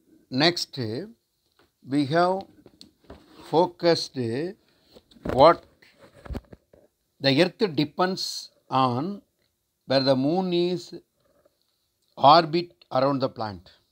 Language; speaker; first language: English; non-native, local second language; Tamil